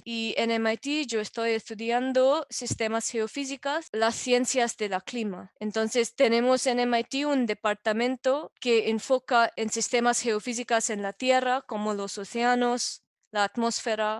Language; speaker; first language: Spanish; non-native, fluent; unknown